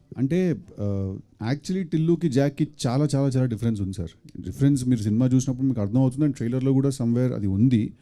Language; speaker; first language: Telugu; native; Telugu